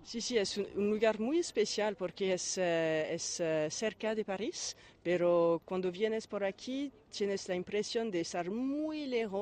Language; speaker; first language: Spanish; non-native, fluent; French